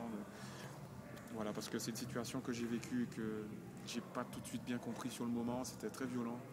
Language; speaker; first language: French; native; French